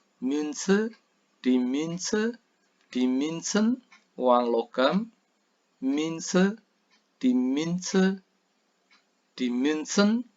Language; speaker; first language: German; non-native, fluent; Indonesian